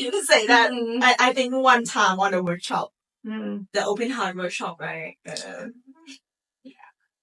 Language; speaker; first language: English; non-native, learner; Thai